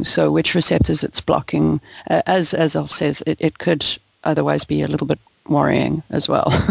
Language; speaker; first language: English; native; English